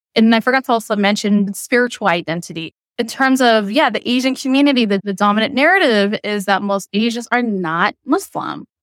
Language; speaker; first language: English; early bilingual, other home language; Western Cham